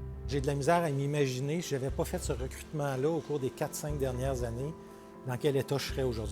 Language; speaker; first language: French; native; French